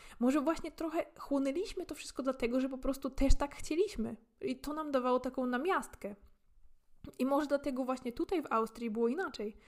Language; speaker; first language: Polish; native; Polish